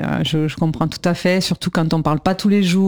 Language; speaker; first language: French; native; French